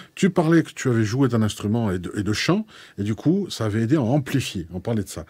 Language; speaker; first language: French; native; French